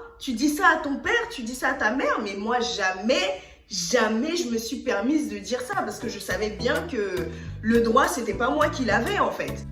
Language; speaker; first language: French; early bilingual, other home language; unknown